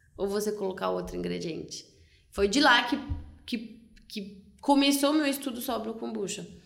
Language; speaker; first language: Portuguese; non-native, fluent; French